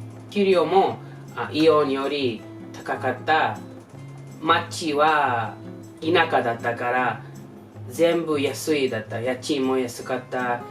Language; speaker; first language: Japanese; non-native, learner; English